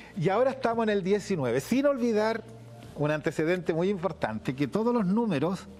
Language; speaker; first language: Spanish; native; Spanish